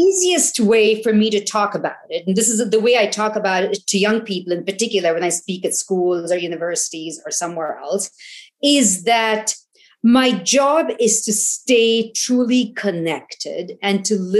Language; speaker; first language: English; non-native, local second language; Tamil